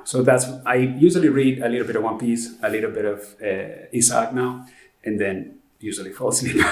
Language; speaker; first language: English; non-native, fluent; Spanish